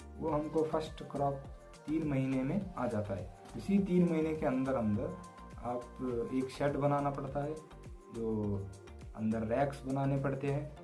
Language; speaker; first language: Hindi; non-native, local second language; Kannada